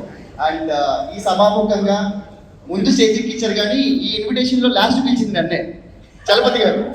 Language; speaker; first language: Telugu; native; Telugu